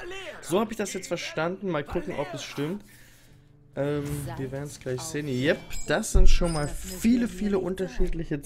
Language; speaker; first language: German; native; German